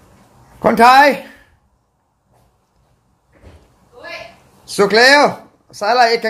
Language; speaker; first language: Thai; non-native, learner; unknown